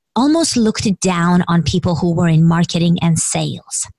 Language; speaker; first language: English; non-native, fluent; Persian